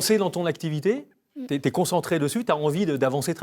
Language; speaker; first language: French; native; French